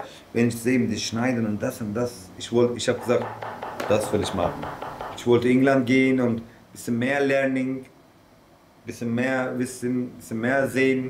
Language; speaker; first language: German; non-native, learner; Turkish